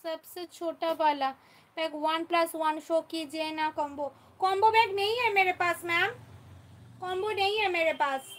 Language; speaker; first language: Hindi; non-native, local second language; Bangla